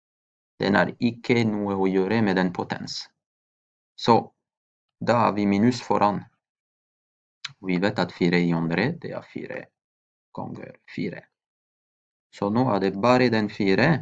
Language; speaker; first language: Norwegian; non-native, fluent; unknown